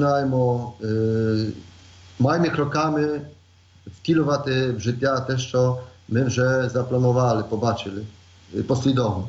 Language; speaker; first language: Polish; non-native, learner; Ukrainian